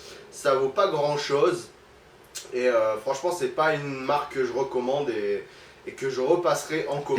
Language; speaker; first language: French; native; French